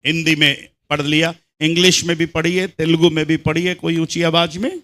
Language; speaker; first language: Hindi; non-native, local second language; Telugu